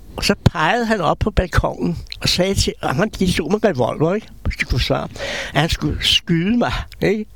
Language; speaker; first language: Danish; native; Danish